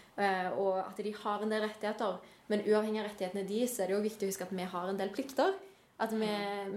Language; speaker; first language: Norwegian; native; Norwegian